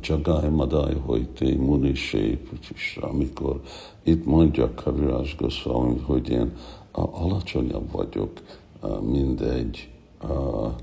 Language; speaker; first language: Hungarian; non-native, learner; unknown